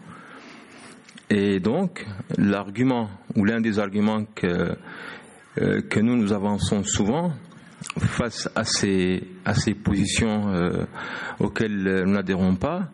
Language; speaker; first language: French; non-native, local second language; Arabic